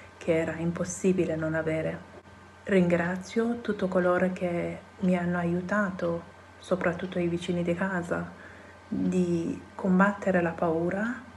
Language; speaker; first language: Italian; non-native, fluent; Persian